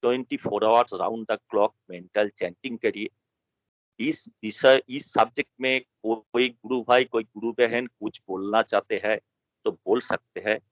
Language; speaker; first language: Hindi; non-native, local second language; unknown